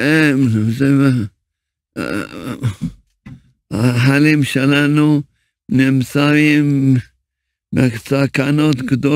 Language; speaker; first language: Hebrew; early bilingual, other home language; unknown